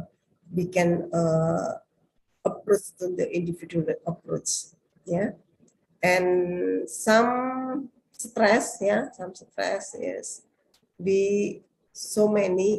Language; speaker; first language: English; non-native, learner; Indonesian